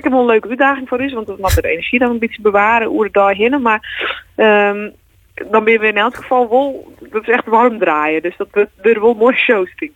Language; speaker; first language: Dutch; non-native, local second language; Western Frisian